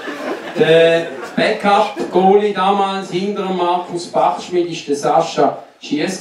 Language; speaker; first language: German; native; German